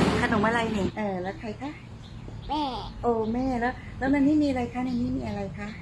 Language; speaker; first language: Thai; native; Thai